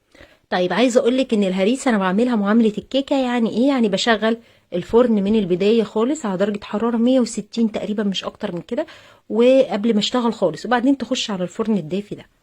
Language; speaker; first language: Arabic; native; Arabic